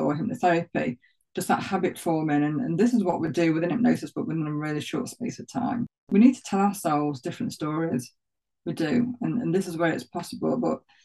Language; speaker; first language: English; native; English